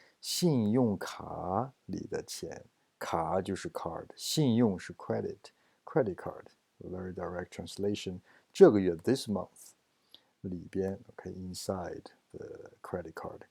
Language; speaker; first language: Chinese; non-native, fluent; English